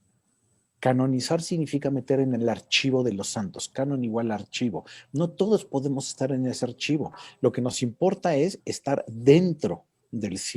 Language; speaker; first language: Spanish; native; Spanish